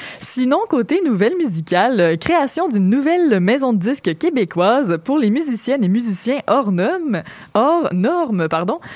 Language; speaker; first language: French; native; French